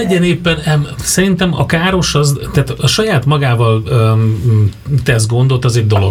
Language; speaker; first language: Hungarian; native; Hungarian